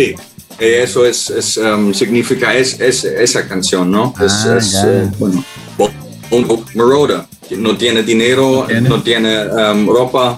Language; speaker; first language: Spanish; non-native, learner; German